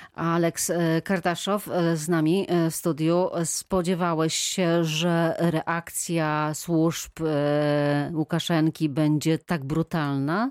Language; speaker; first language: Polish; native; Polish